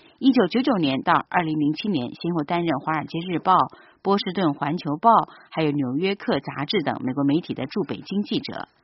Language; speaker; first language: Chinese; native; Chinese